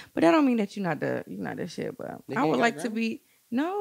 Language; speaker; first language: English; native; English